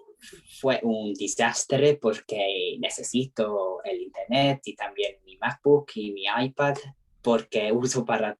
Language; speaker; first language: Spanish; non-native, learner; English